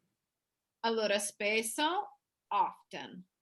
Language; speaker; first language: Italian; non-native, fluent; English